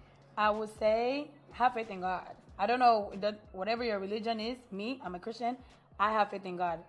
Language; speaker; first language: English; non-native, local second language; Yoruba